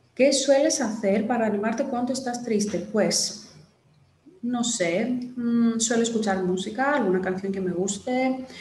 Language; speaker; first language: Spanish; non-native, fluent; Greek